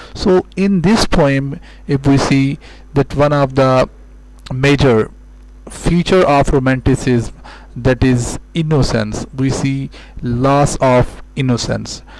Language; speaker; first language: English; non-native, local second language; Urdu